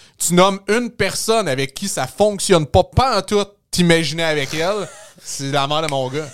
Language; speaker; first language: French; native; French